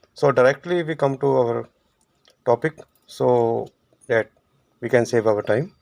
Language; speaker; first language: English; non-native, local second language; Punjabi